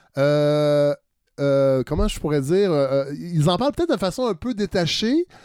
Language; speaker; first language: French; native; French